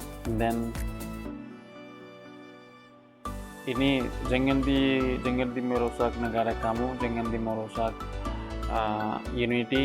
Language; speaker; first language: Indonesian; non-native, learner; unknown